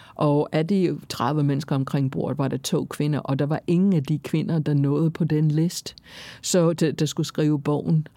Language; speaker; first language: Danish; non-native, fluent; English